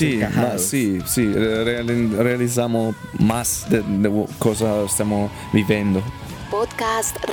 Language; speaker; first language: Spanish; non-native, learner; Italian